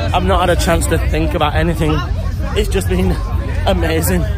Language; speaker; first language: English; native; English